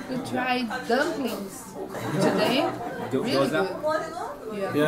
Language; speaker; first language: English; non-native, fluent; Portuguese